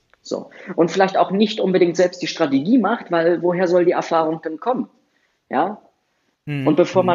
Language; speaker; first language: German; native; German